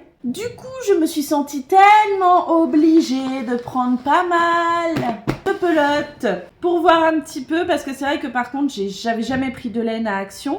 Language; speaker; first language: French; native; French